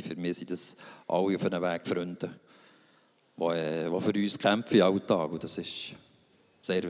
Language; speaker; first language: German; native; German